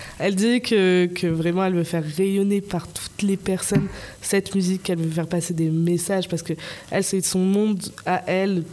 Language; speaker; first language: French; native; French